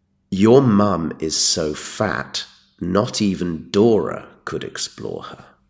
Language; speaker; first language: English; native; English